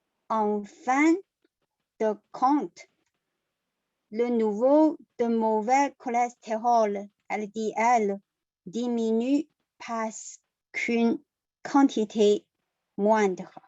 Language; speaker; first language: French; non-native, learner; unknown